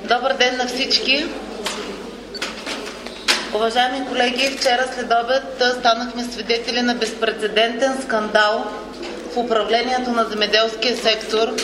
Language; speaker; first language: Bulgarian; native; Bulgarian